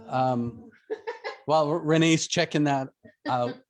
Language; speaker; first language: English; native; English